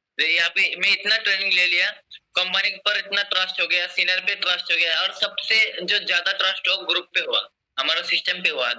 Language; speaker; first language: Hindi; non-native, local second language; Assamese